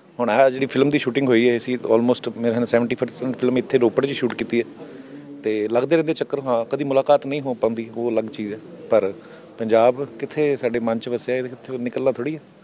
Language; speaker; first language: Punjabi; native; Punjabi